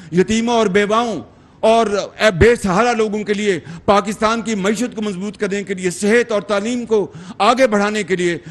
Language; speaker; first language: Urdu; non-native, local second language; Punjabi